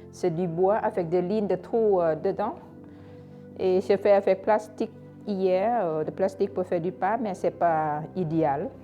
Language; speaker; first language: French; non-native, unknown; Thai